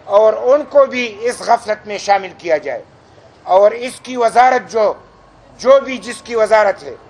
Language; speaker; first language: Urdu; non-native, local second language; Pashto